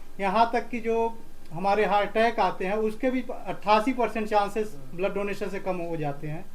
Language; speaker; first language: Hindi; native; Hindi